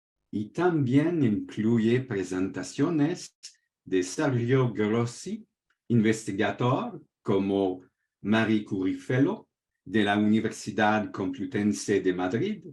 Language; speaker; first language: Spanish; non-native, fluent; French